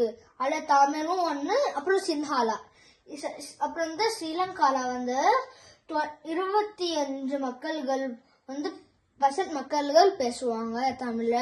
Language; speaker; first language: Tamil; early bilingual, heritage; Tamil